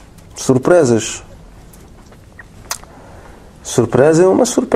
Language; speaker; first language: Portuguese; non-native, learner; French